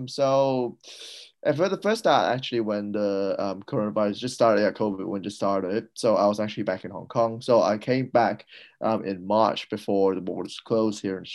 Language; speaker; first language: English; non-native, local second language; Cantonese